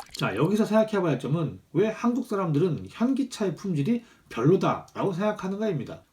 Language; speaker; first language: Korean; native; Korean